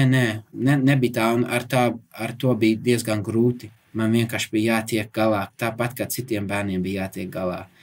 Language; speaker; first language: Latvian; early bilingual, heritage; English